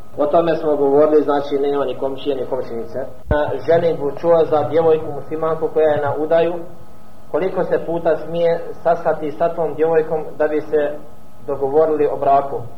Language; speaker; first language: Bosnian; non-native, fluent; Arabic